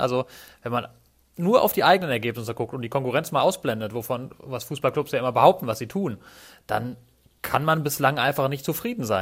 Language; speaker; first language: German; native; German